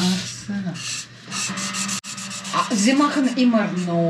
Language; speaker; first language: German; non-native, learner; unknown